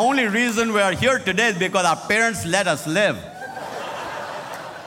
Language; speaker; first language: English; non-native, local second language; Hindi